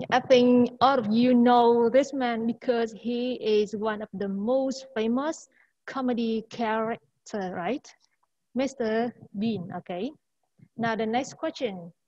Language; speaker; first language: English; non-native, fluent; Vietnamese